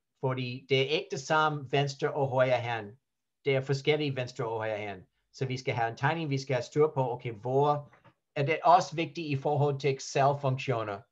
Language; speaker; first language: Danish; non-native, learner; English